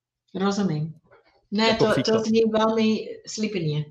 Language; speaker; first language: Czech; non-native, fluent; English